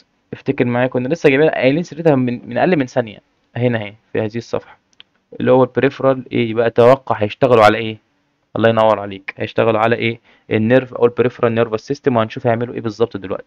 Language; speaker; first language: Arabic; native; Arabic